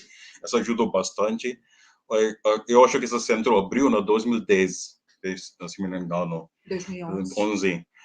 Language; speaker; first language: Portuguese; non-native, learner; Hindi